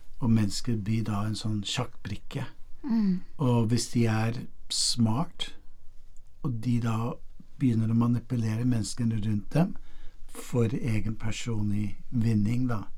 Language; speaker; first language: Norwegian; non-native, fluent; English